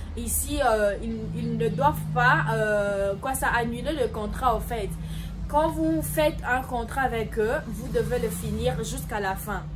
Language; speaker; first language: French; non-native, local second language; Lingala